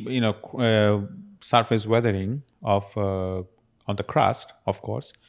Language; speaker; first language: English; non-native, local second language; Bangla